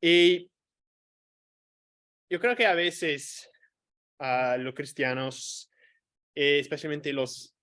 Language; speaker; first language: Spanish; non-native, fluent; English